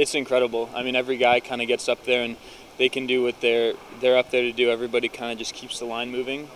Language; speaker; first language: English; native; English